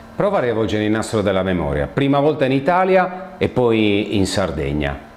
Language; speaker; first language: Italian; native; Italian